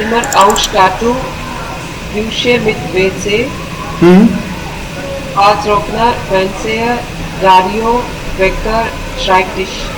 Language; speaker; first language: German; non-native, learner; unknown